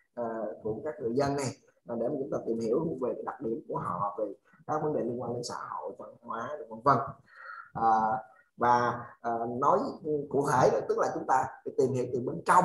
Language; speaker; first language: Vietnamese; native; Vietnamese